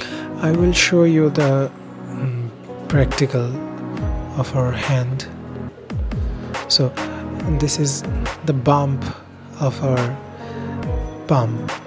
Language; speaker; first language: English; non-native, fluent; Bangla